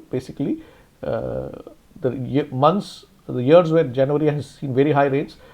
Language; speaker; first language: English; non-native, local second language; Tamil